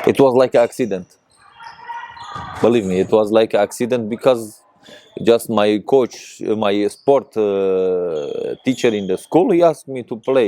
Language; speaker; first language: English; non-native, learner; Persian